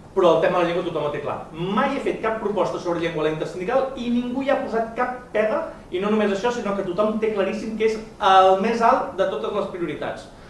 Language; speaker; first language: Catalan; native; Catalan